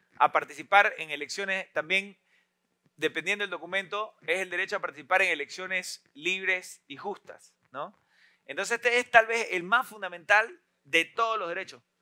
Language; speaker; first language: Spanish; native; Spanish